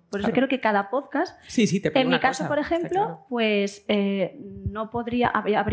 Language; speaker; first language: Spanish; native; Spanish